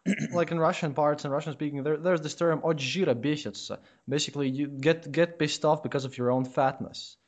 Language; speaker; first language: English; non-native, fluent; Latvian